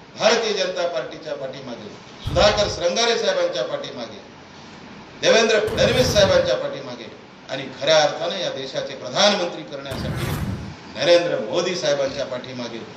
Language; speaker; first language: Marathi; native; Marathi